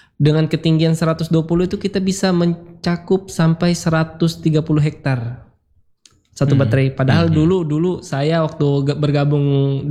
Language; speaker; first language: Indonesian; native; Indonesian